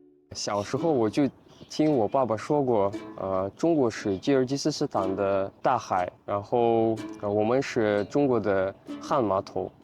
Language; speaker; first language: Chinese; early bilingual, heritage; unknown